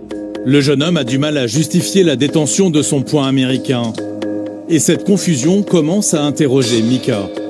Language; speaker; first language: French; native; French